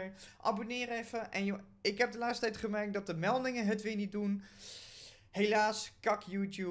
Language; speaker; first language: Dutch; native; Dutch